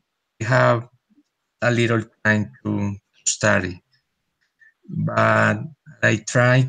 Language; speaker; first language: English; non-native, learner; Spanish